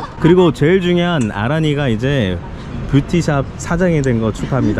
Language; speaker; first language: Korean; native; Korean